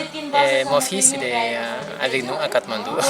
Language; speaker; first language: French; non-native, learner; Nepali